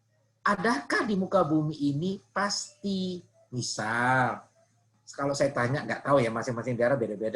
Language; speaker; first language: Indonesian; non-native, local second language; Javanese